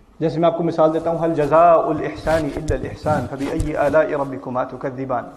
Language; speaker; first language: Urdu; early bilingual, heritage; Urdu